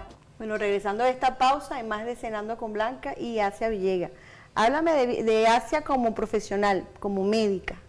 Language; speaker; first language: Spanish; native; Spanish